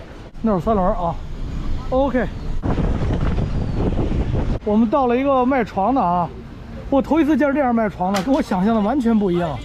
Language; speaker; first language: Chinese; native; Chinese